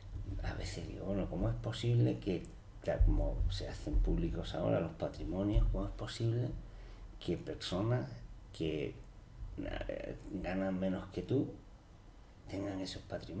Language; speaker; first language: Spanish; native; Spanish